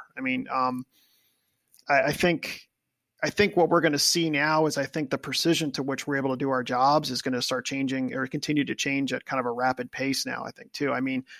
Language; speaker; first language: English; native; English